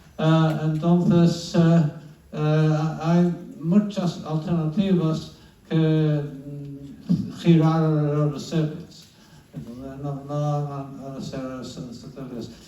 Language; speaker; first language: Spanish; non-native, fluent; English